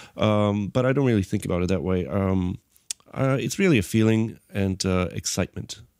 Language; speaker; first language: English; non-native, fluent; Bulgarian